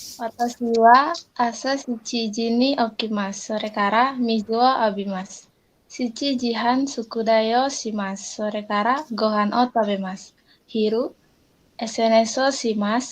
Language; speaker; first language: Japanese; non-native, learner; Indonesian